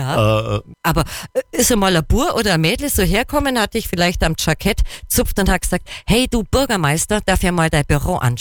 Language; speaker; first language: German; native; German